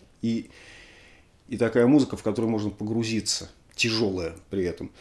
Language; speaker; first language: Russian; native; Russian